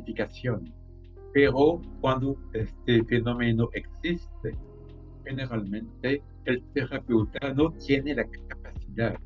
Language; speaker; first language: Spanish; non-native, fluent; French